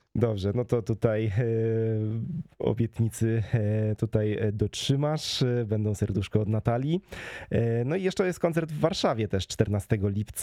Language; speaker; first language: Polish; native; Polish